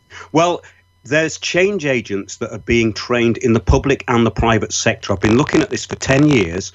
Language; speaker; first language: English; native; English